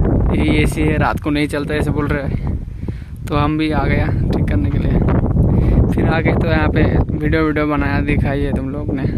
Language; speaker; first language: Hindi; non-native, local second language; Bangla